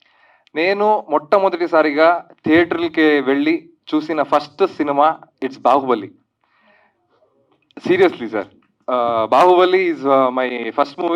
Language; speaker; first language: Telugu; non-native, learner; Kannada